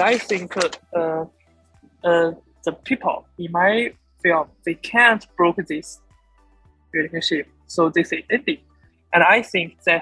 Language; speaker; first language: English; non-native, learner; Chinese